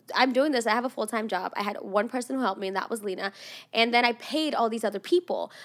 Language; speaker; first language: English; non-native, fluent; Russian